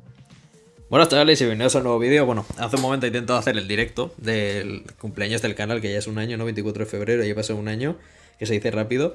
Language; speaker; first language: Spanish; native; Spanish